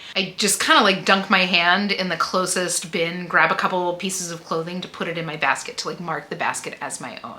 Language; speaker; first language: English; native; English